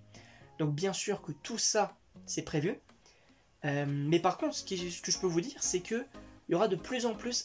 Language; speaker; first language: French; native; French